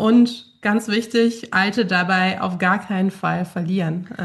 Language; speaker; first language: German; native; German